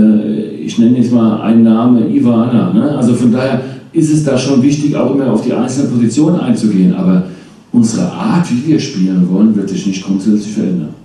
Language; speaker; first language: German; native; German